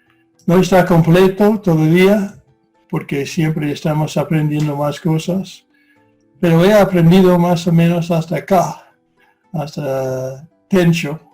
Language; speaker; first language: Spanish; non-native, fluent; English